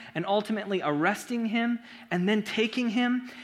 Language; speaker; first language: English; native; English